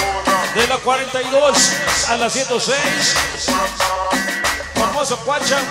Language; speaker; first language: Spanish; native; Spanish